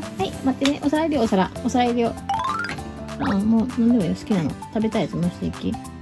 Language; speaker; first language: Japanese; native; Japanese